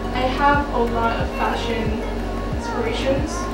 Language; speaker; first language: English; native; English